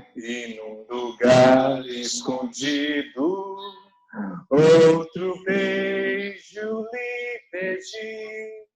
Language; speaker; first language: Portuguese; non-native, fluent; Chinese